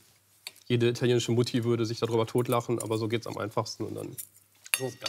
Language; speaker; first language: German; native; German